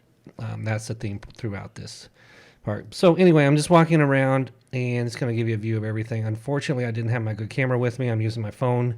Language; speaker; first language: English; native; English